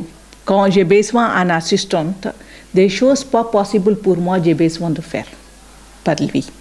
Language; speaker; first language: French; non-native, learner; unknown